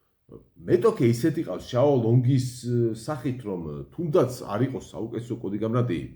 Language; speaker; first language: Georgian; native; Georgian